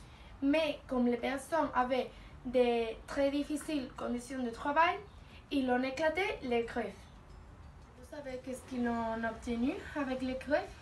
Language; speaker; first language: French; non-native, learner; Spanish